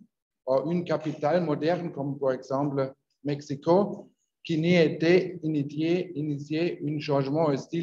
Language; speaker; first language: French; non-native, learner; Spanish